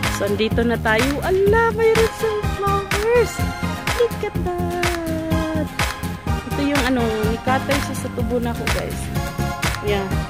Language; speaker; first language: Filipino; non-native, local second language; Cebuano